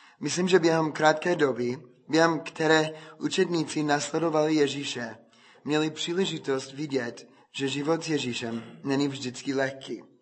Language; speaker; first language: Czech; non-native, fluent; English